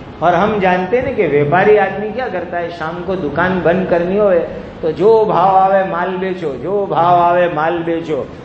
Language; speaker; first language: Urdu; non-native, local second language; Gujarati